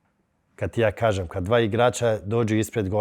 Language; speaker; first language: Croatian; early bilingual, heritage; Bosnian